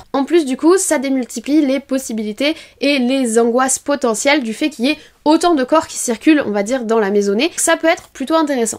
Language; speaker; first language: French; native; French